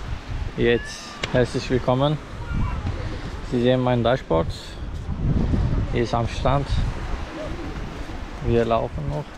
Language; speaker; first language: German; non-native, learner; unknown